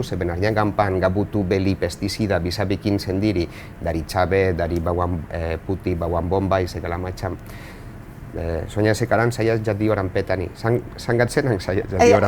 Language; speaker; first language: Indonesian; non-native, fluent; Spanish